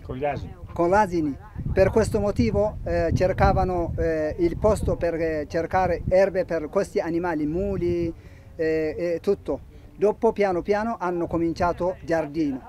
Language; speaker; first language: Italian; non-native, learner; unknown